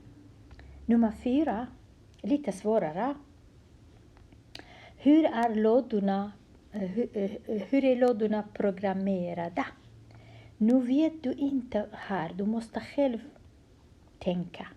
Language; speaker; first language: Swedish; non-native, fluent; Central Kurdish